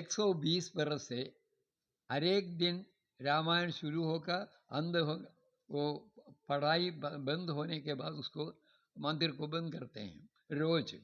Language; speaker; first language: Hindi; non-native, local second language; Malayalam